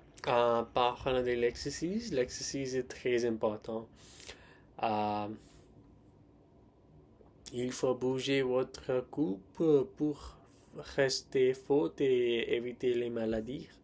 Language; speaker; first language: French; non-native, learner; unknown